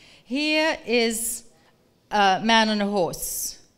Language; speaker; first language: English; non-native, local second language; Dutch